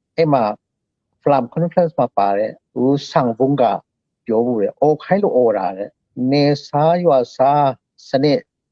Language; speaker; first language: Burmese; non-native, local second language; Hakha Chin